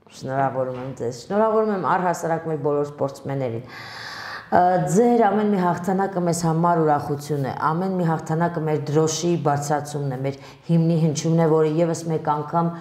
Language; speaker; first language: Armenian; native; Armenian